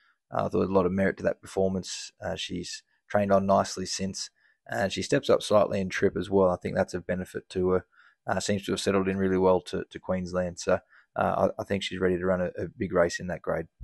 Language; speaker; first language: English; native; English